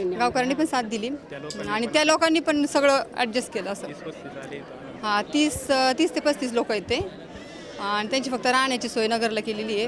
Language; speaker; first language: Marathi; native; Marathi